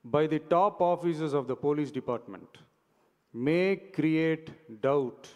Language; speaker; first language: English; non-native, local second language; Tamil